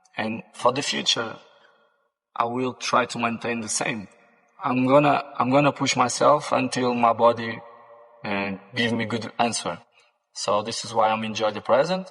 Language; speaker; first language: English; non-native, fluent; Portuguese